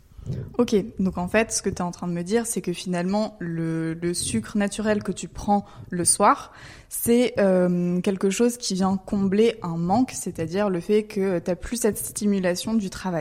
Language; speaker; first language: French; native; French